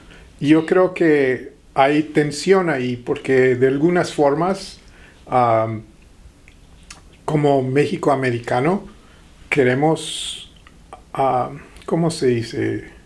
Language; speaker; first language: Spanish; early bilingual, heritage; Spanish